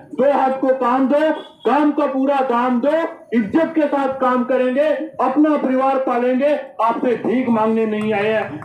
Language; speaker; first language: Hindi; native; Hindi